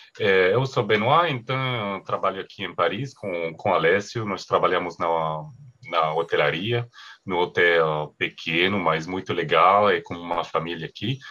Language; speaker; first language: Portuguese; non-native, fluent; French